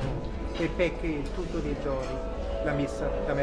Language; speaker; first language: Italian; non-native, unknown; German